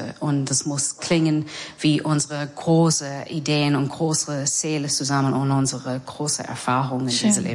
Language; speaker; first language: German; non-native, fluent; English